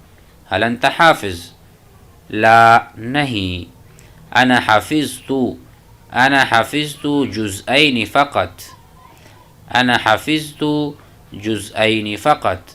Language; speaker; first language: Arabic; non-native, fluent; Urdu